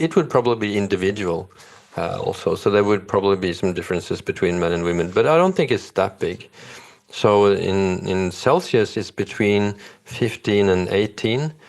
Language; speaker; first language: English; non-native, fluent; Norwegian